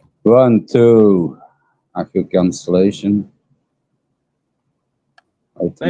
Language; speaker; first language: English; non-native, learner; Dutch